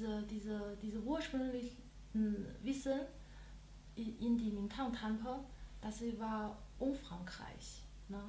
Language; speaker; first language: German; non-native, learner; Chinese